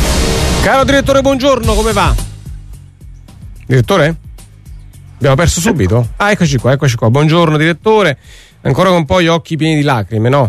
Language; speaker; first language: Italian; native; Italian